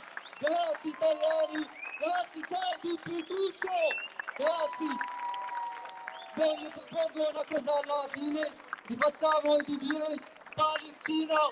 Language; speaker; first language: Italian; non-native, learner; Arabic